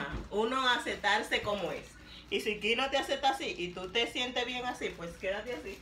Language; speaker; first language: Spanish; native; Spanish